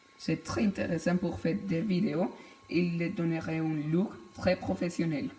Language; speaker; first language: French; non-native, learner; Spanish